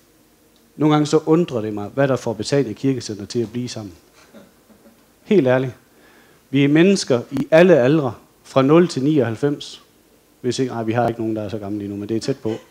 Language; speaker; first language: Danish; native; Danish